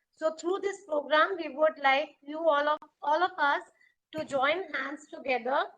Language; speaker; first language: English; non-native, local second language; Punjabi